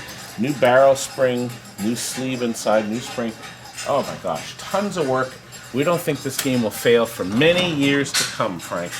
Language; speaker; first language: English; native; English